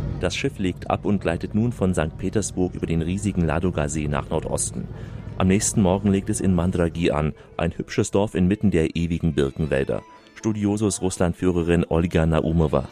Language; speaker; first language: German; native; German